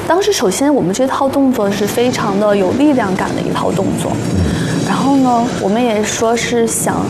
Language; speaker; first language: Chinese; native; Chinese